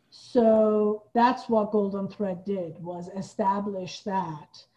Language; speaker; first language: English; non-native, fluent; Persian